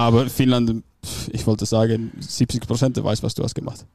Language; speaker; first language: German; non-native, fluent; Finnish